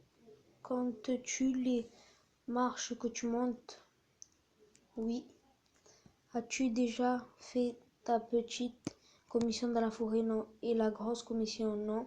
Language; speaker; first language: French; native; French